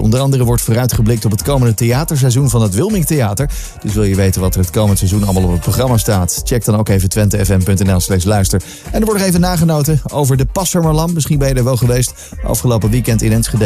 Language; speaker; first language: Dutch; native; Dutch